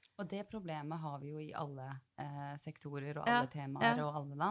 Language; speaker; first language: Norwegian; early bilingual, other home language; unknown